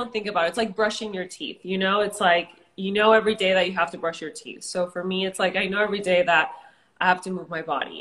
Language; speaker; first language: English; early bilingual, other home language; Spanish